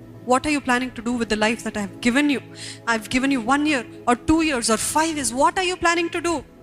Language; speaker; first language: English; non-native, local second language; Telugu